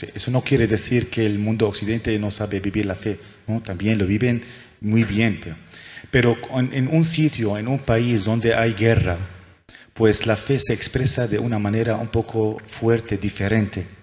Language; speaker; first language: Spanish; non-native, fluent; Arabic